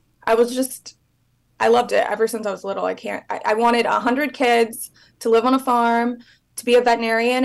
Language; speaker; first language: English; native; English